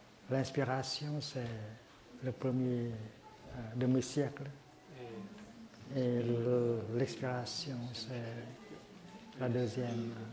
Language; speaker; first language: French; non-native, fluent; Vietnamese